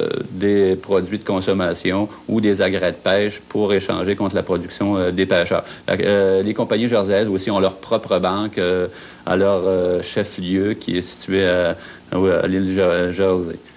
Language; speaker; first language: French; native; French